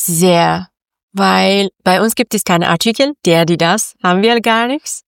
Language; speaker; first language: German; non-native, learner; Persian